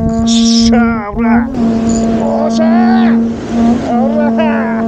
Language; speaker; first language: Japanese; native; Japanese